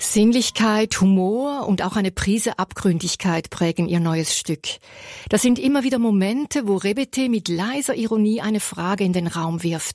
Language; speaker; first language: German; native; German